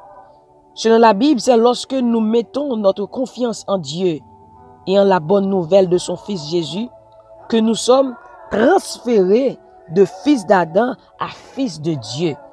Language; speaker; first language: French; non-native, local second language; Haitian Creole